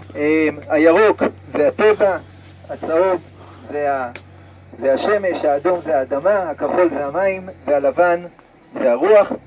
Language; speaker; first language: Hebrew; native; Hebrew